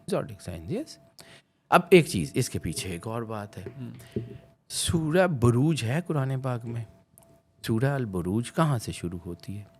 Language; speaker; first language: Urdu; non-native, local second language; Punjabi